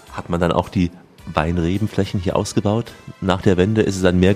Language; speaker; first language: German; native; German